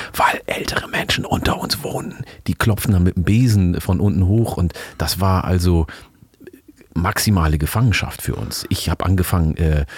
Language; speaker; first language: German; early bilingual, other home language; Oromo